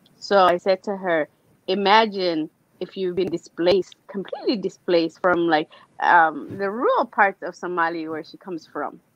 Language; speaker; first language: English; native; English